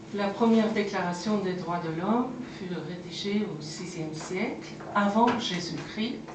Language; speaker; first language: French; non-native, fluent; Persian